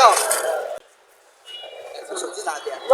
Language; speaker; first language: Chinese; non-native, learner; Bangla